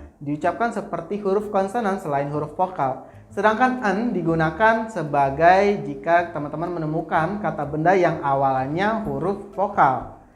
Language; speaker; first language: Indonesian; native; Indonesian